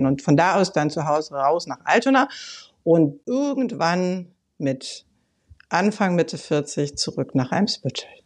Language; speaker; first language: German; native; German